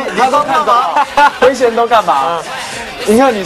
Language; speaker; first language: Chinese; native; Chinese